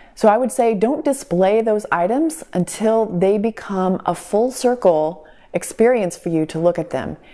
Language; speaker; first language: English; native; English